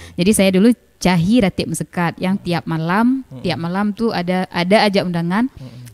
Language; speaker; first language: Indonesian; non-native, local second language; Achinese